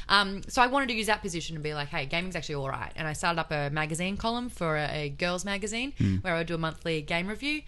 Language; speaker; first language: English; native; English